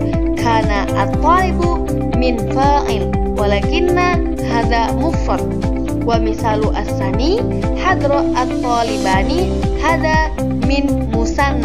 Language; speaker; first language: Arabic; non-native, learner; Indonesian